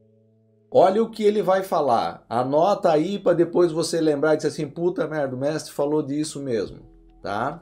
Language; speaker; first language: Portuguese; native; Portuguese